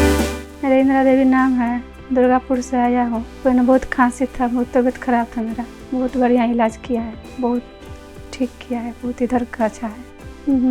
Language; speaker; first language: Hindi; non-native, local second language; Bangla